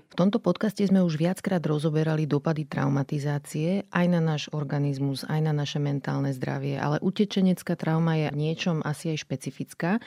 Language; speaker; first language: Slovak; native; Slovak